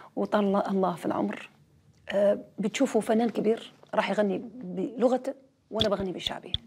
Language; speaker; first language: Arabic; native; Arabic